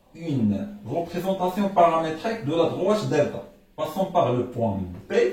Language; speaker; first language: French; non-native, local second language; Arabic